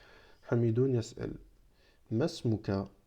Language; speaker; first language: Arabic; non-native, fluent; French